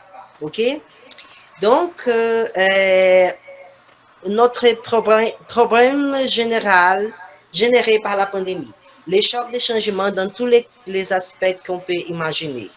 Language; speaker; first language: French; non-native, fluent; Portuguese